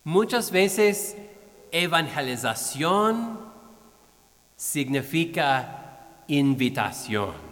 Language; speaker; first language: Spanish; non-native, fluent; English